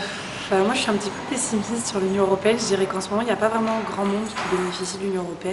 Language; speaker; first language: French; native; French